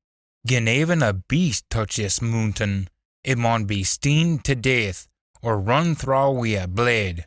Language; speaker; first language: English; native; English